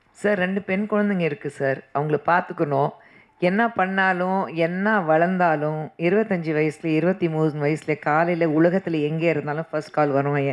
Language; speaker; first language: Tamil; non-native, fluent; Hindi